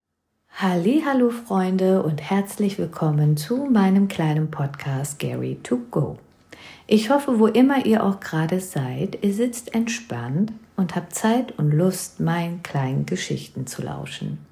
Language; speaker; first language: German; early bilingual, other home language; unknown